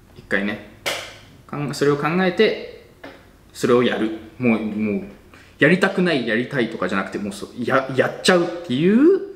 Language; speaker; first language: Japanese; native; Japanese